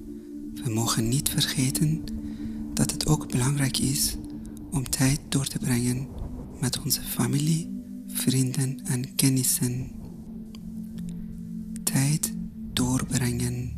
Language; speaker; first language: Dutch; non-native, fluent; Persian